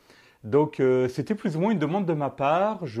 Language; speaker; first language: French; native; French